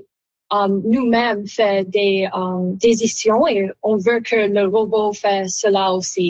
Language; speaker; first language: French; non-native, learner; English